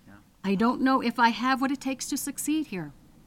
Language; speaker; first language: English; native; English